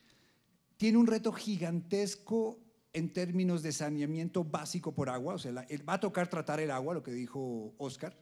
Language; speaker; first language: Spanish; native; Spanish